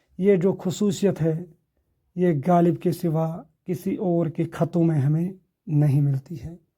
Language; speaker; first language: Urdu; non-native, local second language; Kashmiri